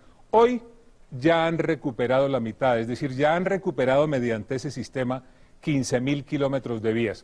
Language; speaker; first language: Spanish; native; Spanish